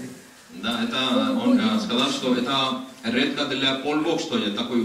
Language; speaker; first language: Russian; non-native, learner; Hindi